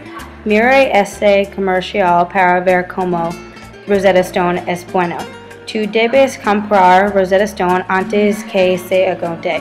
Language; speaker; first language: Spanish; non-native, learner; English